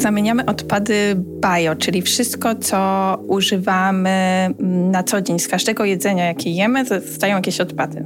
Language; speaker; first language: Polish; native; Polish